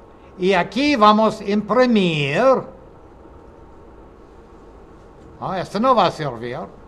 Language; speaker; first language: Spanish; non-native, fluent; English